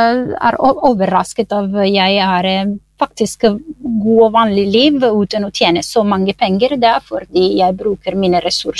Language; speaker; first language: Norwegian; non-native, fluent; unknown